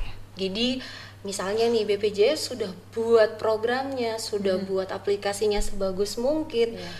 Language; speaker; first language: Indonesian; native; Indonesian